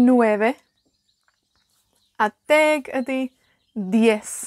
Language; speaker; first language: Welsh; native; Welsh